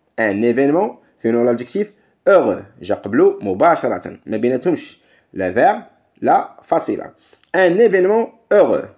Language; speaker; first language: French; non-native, local second language; Arabic